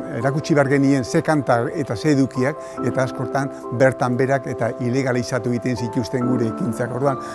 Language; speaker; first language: Basque; early bilingual, other home language; Spanish